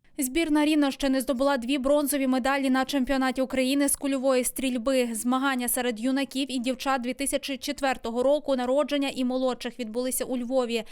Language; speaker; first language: Ukrainian; native; Ukrainian